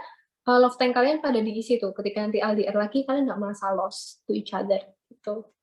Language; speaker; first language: Indonesian; native; Indonesian